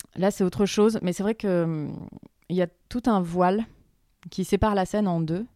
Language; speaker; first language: French; native; French